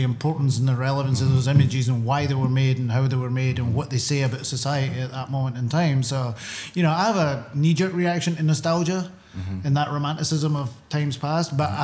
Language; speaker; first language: English; native; English